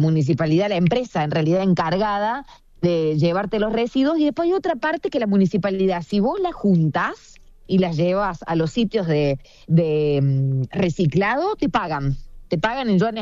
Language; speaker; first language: Spanish; native; Spanish